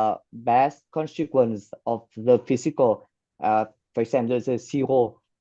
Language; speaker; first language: English; non-native, fluent; Vietnamese